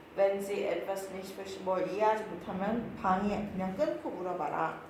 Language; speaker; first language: German; non-native, learner; Korean